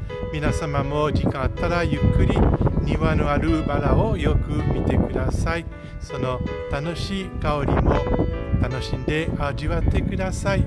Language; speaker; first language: Japanese; non-native, learner; French